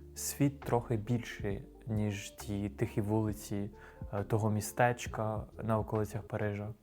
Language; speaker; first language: Ukrainian; non-native, fluent; French